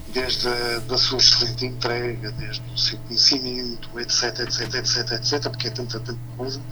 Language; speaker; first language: Portuguese; native; Portuguese